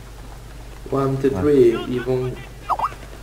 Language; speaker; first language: French; native; French